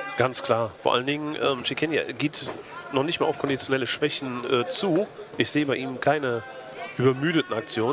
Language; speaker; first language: German; native; German